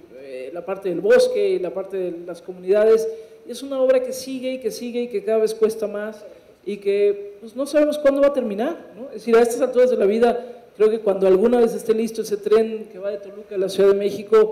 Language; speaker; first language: Spanish; native; Spanish